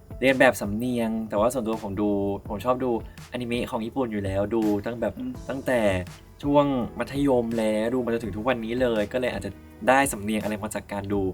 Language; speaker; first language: Thai; native; Thai